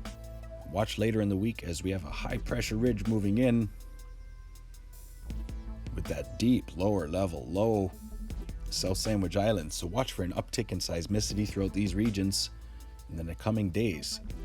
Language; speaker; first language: English; native; English